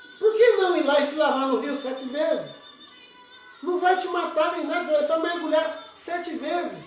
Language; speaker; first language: Portuguese; native; Portuguese